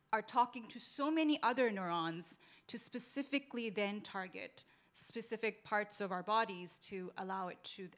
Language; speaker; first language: English; non-native, local second language; Urdu